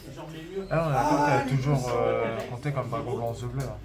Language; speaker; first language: French; native; French